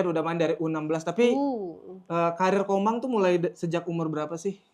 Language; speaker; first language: Indonesian; native; Indonesian